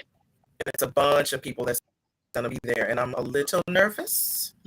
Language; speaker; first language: English; native; English